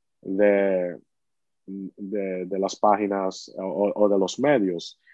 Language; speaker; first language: Spanish; early bilingual, heritage; Spanish